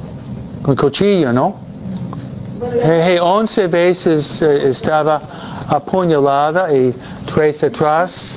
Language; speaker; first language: Spanish; non-native, fluent; English